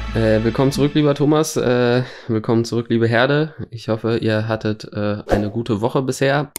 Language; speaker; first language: German; native; German